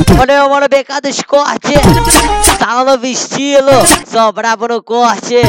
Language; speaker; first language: Portuguese; native; Portuguese